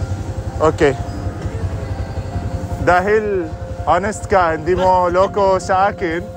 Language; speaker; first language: Filipino; non-native, learner; Arabic